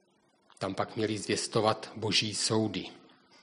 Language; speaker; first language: Czech; native; Czech